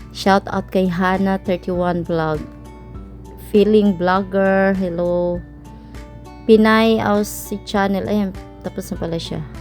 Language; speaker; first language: Filipino; non-native, local second language; Cebuano